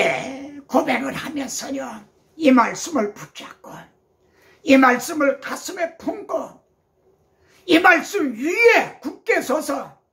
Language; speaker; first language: Korean; native; Korean